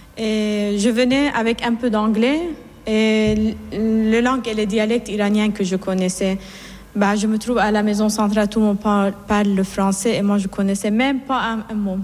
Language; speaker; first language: French; non-native, fluent; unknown